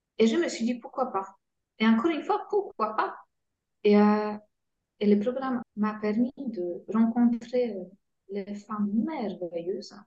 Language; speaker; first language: French; non-native, fluent; Polish